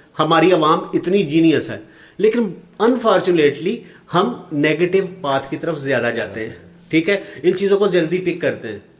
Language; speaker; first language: Urdu; non-native, local second language; Punjabi